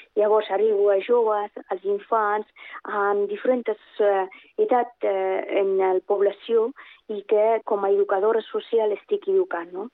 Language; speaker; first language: Catalan; non-native, fluent; Persian